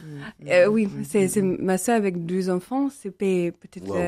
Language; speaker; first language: French; non-native, learner; English